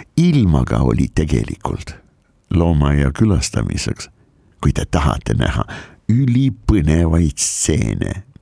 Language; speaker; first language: Estonian; non-native, local second language; Russian